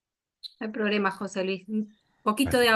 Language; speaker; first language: Spanish; native; Spanish